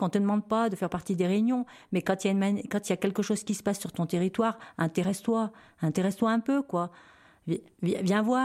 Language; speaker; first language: French; native; French